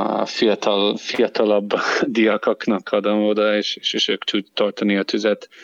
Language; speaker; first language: Hungarian; non-native, learner; English